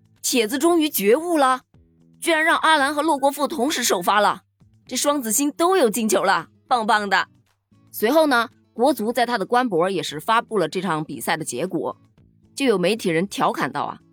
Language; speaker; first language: Chinese; native; Chinese